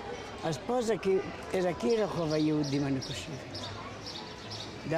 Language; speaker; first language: Hebrew; non-native, fluent; Spanish